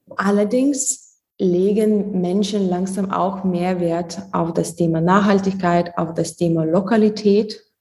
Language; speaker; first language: German; non-native, fluent; Lithuanian